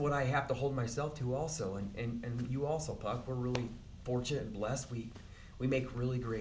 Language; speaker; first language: English; native; English